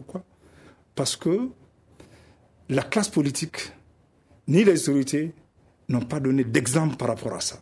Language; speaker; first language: French; non-native, local second language; Bambara